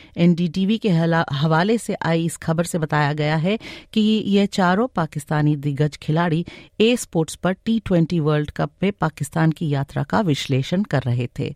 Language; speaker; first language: Hindi; native; Hindi